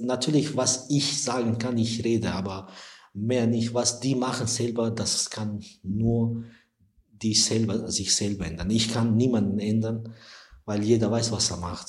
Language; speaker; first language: German; non-native, learner; Persian